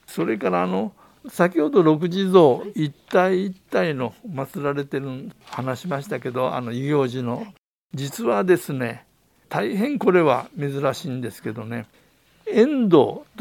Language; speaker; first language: Japanese; native; Japanese